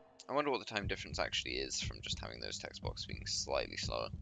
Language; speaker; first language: English; native; English